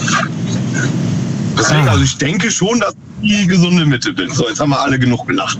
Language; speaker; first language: German; native; German